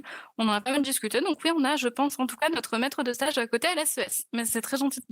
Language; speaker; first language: French; native; French